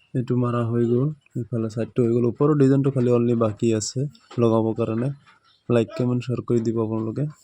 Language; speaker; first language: Assamese; non-native, local second language; Bangla